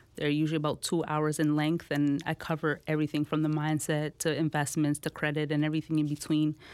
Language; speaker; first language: English; native; English